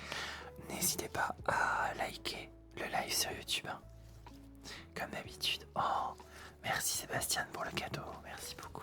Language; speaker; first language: French; native; French